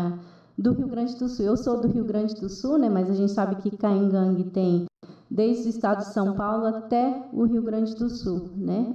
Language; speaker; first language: Portuguese; non-native, local second language; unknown